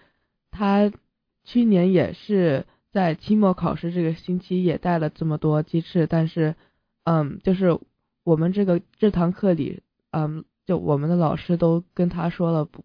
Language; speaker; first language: Chinese; early bilingual, heritage; English